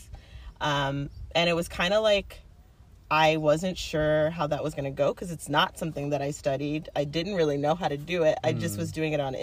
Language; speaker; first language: English; native; English